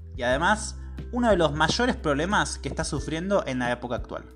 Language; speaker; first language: Spanish; native; Spanish